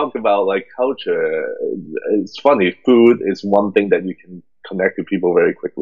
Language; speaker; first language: English; early bilingual, other home language; Cantonese